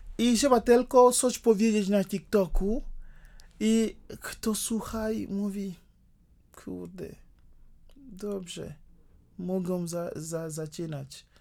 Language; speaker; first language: Polish; non-native, fluent; Ewe